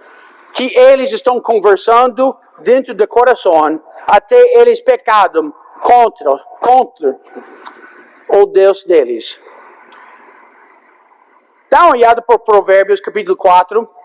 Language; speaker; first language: Portuguese; non-native, fluent; English